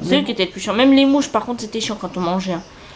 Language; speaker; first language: French; native; French